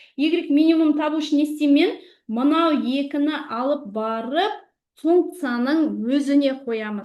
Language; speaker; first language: Kazakh; native; Kazakh